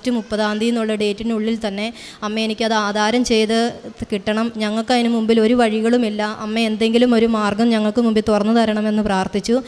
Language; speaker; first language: Malayalam; native; Malayalam